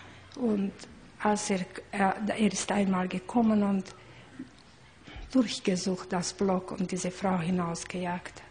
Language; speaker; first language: German; non-native, learner; Hungarian